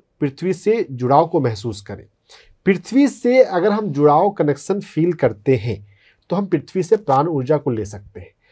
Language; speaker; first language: Hindi; native; Hindi